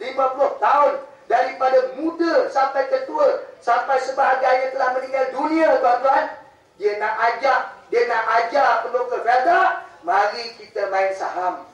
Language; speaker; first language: Malay; native; Malay